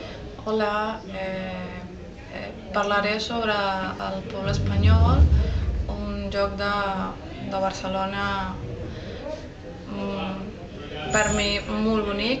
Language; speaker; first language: Catalan; non-native, learner; Spanish